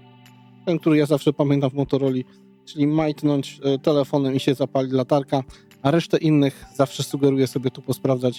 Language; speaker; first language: Polish; native; Polish